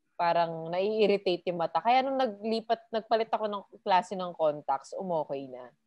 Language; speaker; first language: Filipino; native; Filipino